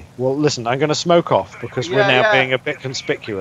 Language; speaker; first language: English; native; English